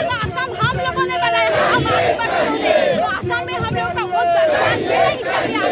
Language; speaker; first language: Hindi; non-native, local second language; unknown